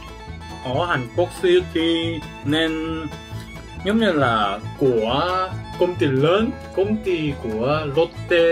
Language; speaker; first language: Vietnamese; non-native, learner; Korean